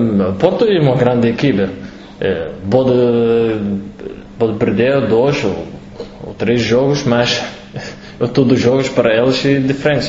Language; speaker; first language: Portuguese; non-native, learner; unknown